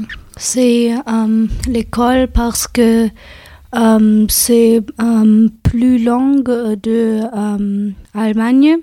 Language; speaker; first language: French; non-native, learner; German